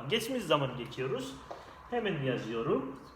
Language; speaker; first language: Turkish; non-native, fluent; Indonesian